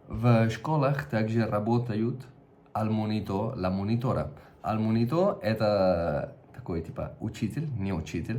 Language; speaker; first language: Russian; non-native, fluent; Catalan